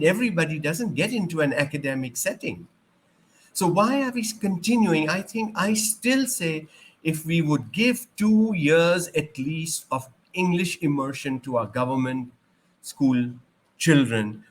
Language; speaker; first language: English; non-native, local second language; Urdu